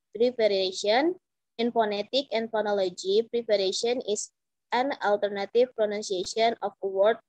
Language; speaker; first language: English; non-native, learner; Indonesian